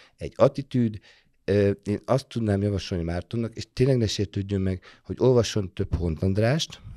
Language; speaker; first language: Hungarian; native; Hungarian